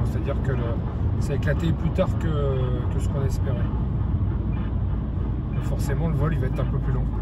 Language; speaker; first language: French; native; French